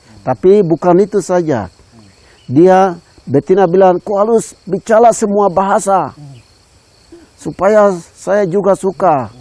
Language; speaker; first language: Indonesian; non-native, local second language; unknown